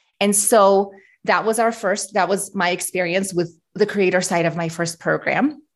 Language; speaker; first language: English; early bilingual, other home language; Russian